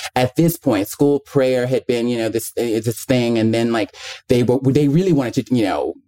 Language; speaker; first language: English; native; English